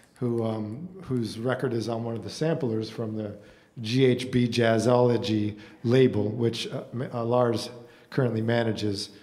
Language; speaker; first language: English; native; English